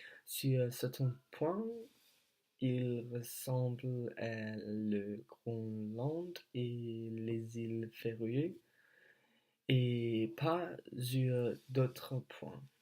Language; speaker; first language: French; non-native, learner; Danish